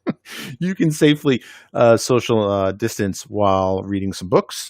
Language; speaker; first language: English; native; English